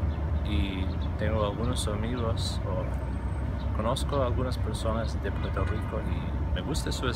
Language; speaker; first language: Spanish; non-native, fluent; English